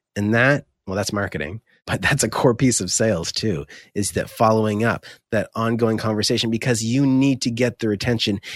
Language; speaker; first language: English; native; English